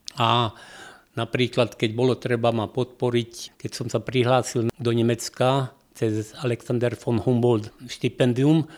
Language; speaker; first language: Slovak; non-native, local second language; Hungarian